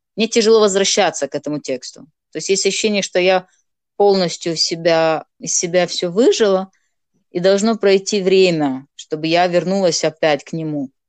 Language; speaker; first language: Russian; non-native, local second language; Gagauz